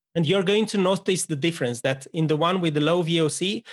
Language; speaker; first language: English; non-native, fluent; Romanian